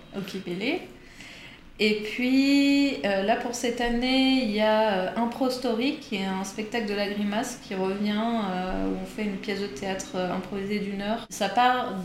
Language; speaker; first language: French; native; French